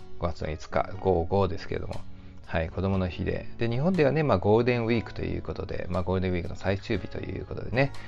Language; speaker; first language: Japanese; native; Japanese